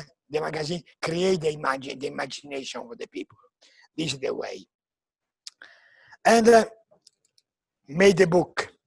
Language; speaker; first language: English; non-native, learner; Italian